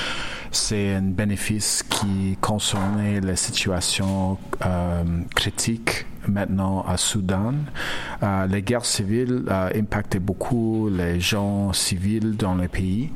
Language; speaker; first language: French; non-native, learner; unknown